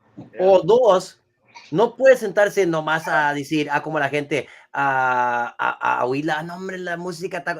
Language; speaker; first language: Spanish; early bilingual, other home language; English